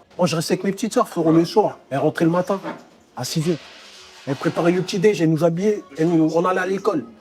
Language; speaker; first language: French; early bilingual, other home language; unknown